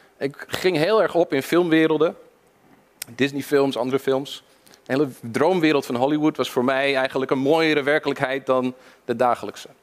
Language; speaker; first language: Dutch; early bilingual, other home language; English